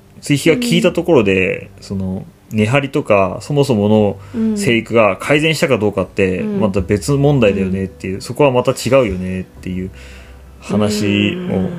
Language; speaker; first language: Japanese; native; Japanese